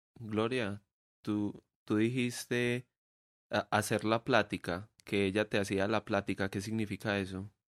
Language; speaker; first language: Spanish; native; Spanish